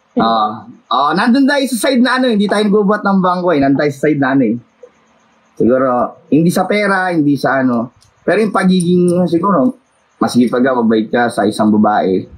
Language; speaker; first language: Filipino; native; Filipino